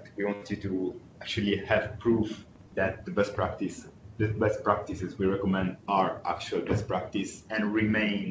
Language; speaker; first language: English; non-native, fluent; Italian